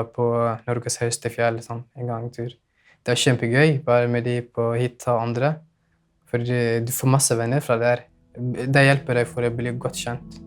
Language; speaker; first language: Norwegian; non-native, learner; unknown